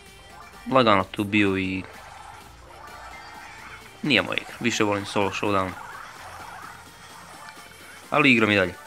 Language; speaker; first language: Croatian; early bilingual, heritage; Croatian